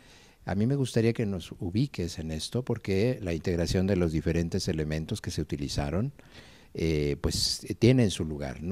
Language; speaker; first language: Spanish; native; Spanish